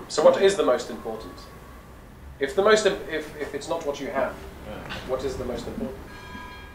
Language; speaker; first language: English; non-native, fluent; French